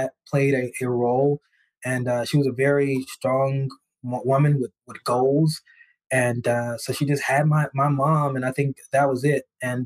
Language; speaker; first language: English; native; English